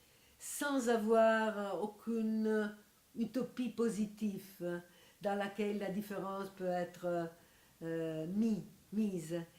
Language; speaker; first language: French; non-native, fluent; Italian